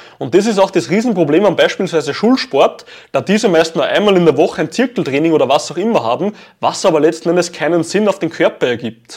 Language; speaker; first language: German; native; German